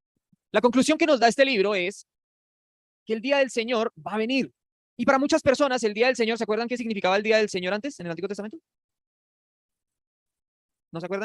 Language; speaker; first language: Spanish; native; Spanish